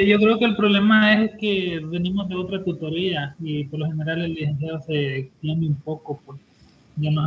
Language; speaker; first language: Spanish; native; Spanish